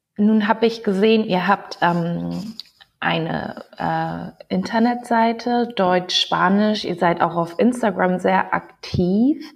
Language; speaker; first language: German; native; German